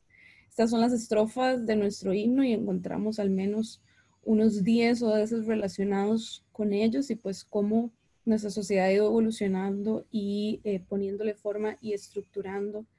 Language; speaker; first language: Spanish; native; Spanish